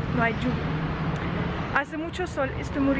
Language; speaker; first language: Spanish; non-native, fluent; Russian